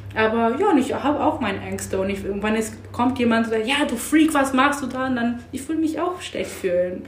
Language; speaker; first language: German; non-native, learner; English